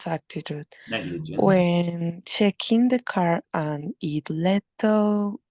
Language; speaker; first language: English; non-native, learner; Spanish